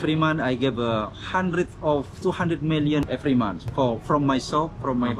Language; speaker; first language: English; non-native, learner; Indonesian